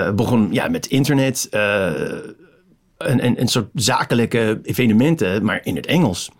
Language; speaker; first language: Dutch; non-native, fluent; English